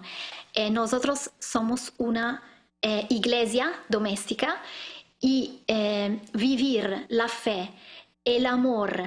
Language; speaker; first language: Spanish; non-native, learner; Italian